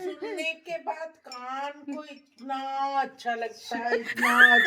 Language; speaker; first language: Hindi; non-native, local second language; Bangla